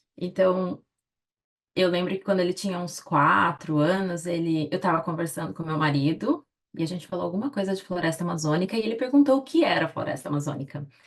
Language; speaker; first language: Portuguese; native; Portuguese